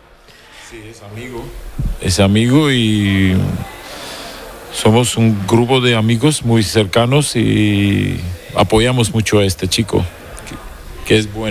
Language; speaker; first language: Spanish; non-native, fluent; Georgian